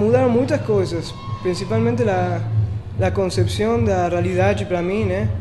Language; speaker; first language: Portuguese; non-native, fluent; Spanish